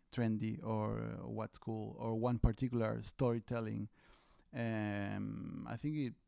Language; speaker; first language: English; non-native, fluent; Spanish